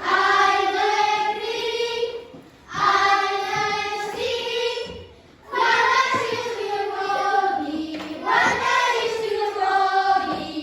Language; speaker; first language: English; non-native, fluent; Indonesian